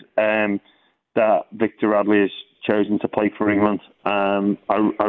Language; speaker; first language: English; native; English